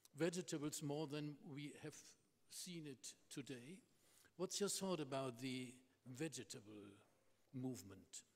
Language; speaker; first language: English; non-native, fluent; German